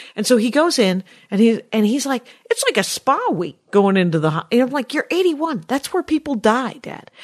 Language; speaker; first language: English; native; English